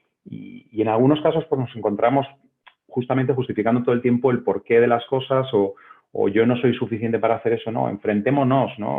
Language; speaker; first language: Spanish; native; Spanish